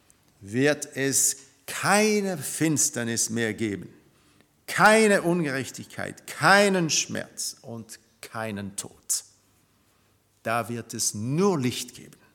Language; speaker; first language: German; non-native, fluent; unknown